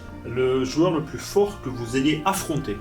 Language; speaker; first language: French; native; French